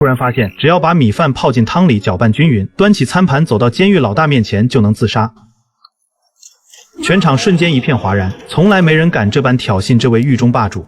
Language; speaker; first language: Chinese; native; Chinese